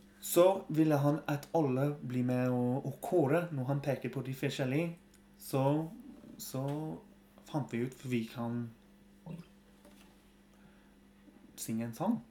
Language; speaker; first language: Norwegian; non-native, fluent; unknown